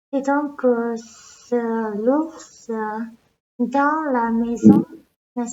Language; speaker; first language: French; non-native, learner; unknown